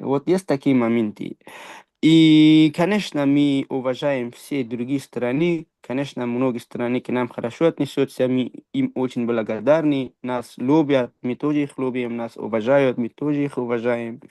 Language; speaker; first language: Russian; non-native, fluent; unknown